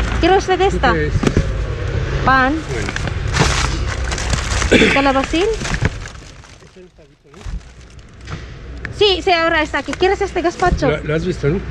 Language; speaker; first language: Spanish; non-native, learner; Filipino